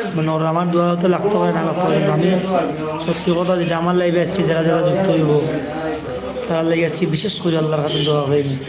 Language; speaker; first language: Bangla; native; Bangla